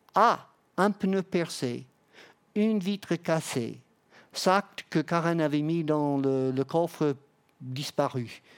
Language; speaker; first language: French; non-native, fluent; English